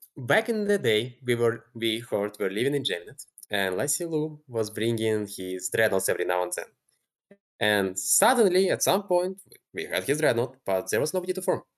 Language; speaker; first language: English; non-native, fluent; Russian